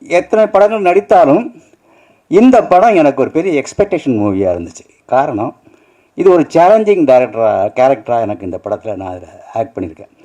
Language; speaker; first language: Tamil; native; Tamil